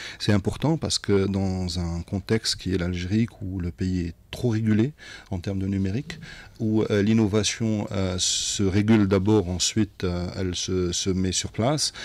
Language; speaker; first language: French; non-native, local second language; Arabic